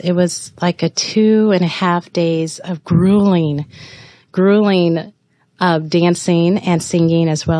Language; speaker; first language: English; native; English